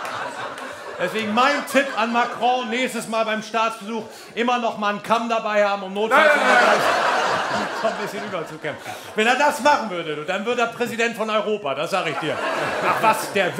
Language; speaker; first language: German; native; German